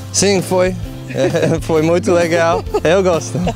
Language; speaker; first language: Portuguese; non-native, learner; English